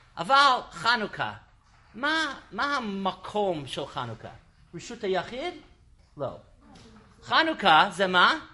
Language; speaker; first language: Hebrew; non-native, fluent; English